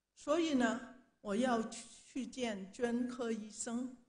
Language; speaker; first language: Chinese; non-native, local second language; Cantonese